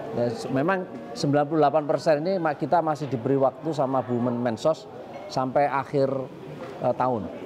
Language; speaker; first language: Indonesian; native; Indonesian